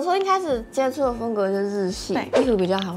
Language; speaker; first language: Chinese; native; Chinese